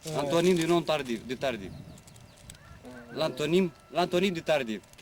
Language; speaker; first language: French; non-native, learner; Romanian